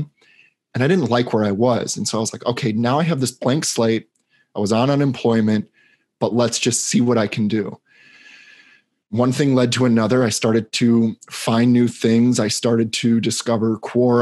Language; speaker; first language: English; native; English